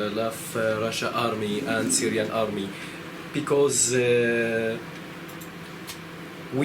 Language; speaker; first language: English; non-native, learner; Arabic